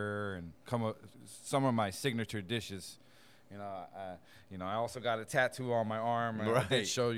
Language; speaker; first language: English; native; English